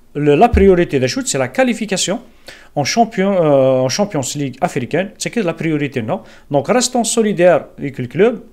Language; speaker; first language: French; non-native, local second language; Kabyle